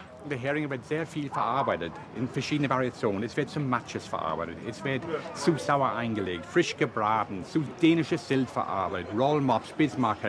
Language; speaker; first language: German; non-native, fluent; English